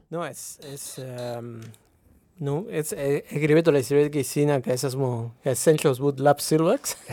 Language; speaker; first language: Latvian; non-native, fluent; Spanish